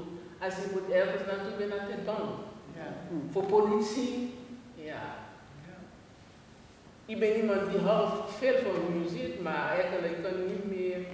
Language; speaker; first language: Dutch; non-native, learner; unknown